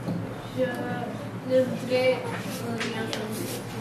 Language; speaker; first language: French; non-native, learner; Romanian